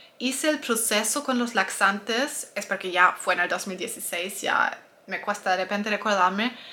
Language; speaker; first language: Spanish; non-native, fluent; German